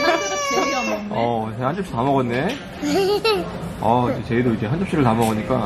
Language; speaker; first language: Korean; native; Korean